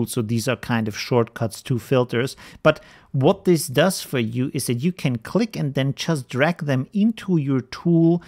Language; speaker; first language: English; non-native, fluent; German